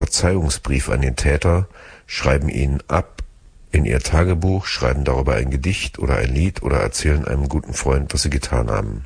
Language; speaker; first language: German; native; German